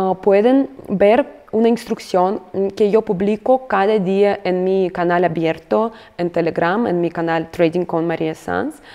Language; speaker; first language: Spanish; non-native, fluent; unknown